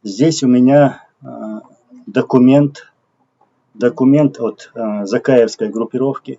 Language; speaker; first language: Russian; non-native, local second language; Chechen